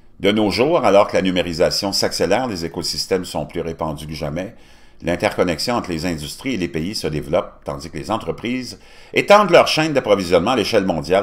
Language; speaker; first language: French; native; French